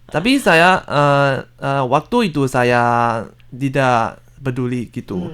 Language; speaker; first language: Indonesian; non-native, learner; Chinese